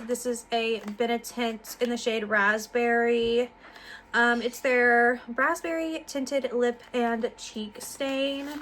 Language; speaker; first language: English; native; English